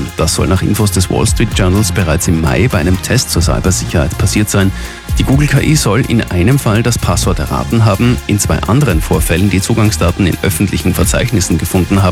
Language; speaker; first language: German; native; German